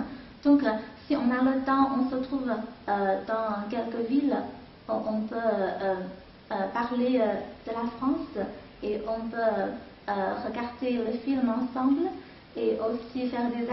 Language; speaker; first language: French; non-native, fluent; Chinese